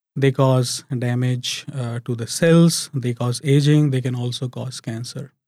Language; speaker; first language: English; non-native, local second language; Hindi